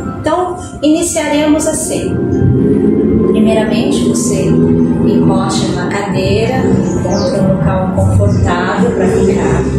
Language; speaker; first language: Portuguese; native; Portuguese